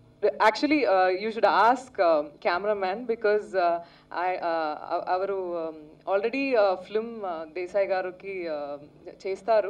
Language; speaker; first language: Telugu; non-native, learner; Tamil